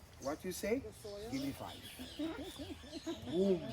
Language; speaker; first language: English; non-native, local second language; Spanish